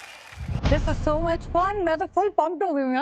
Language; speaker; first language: Hindi; native; Hindi